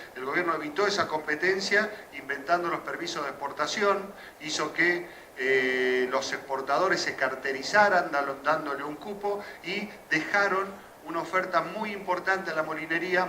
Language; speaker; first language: Spanish; native; Spanish